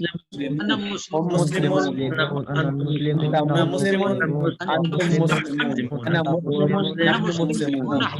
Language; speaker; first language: Arabic; non-native, learner; Urdu